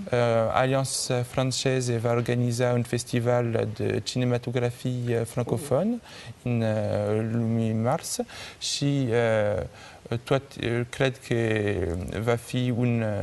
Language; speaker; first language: Romanian; non-native, learner; French